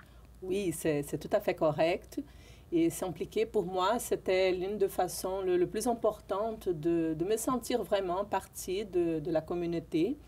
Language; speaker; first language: French; non-native, fluent; Portuguese